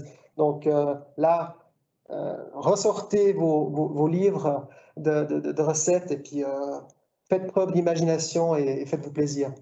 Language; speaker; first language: French; native; French